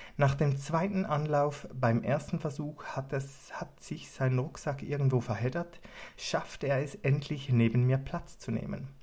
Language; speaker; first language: German; native; German